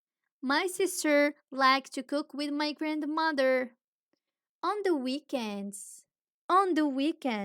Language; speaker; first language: English; non-native, fluent; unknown